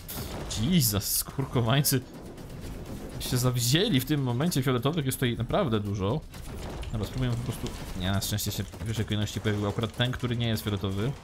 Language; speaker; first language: Polish; native; Polish